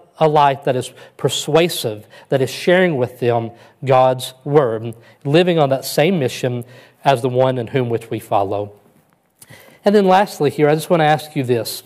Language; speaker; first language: English; native; English